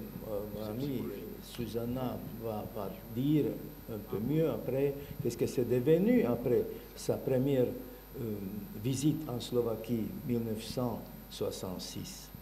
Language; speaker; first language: French; non-native, learner; Bulgarian